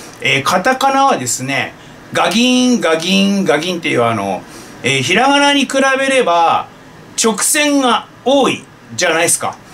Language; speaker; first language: Japanese; native; Japanese